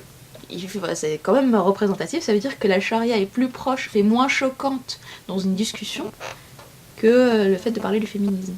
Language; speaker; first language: French; non-native, local second language; Arabic